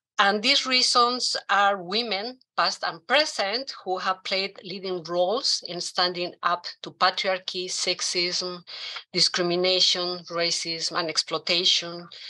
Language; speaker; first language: English; non-native, fluent; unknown